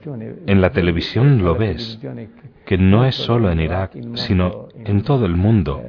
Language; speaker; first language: Spanish; non-native, fluent; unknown